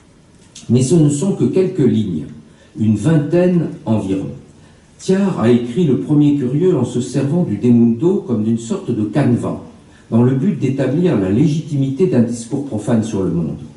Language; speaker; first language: French; native; French